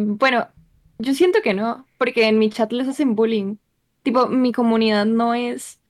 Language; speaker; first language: Spanish; native; Spanish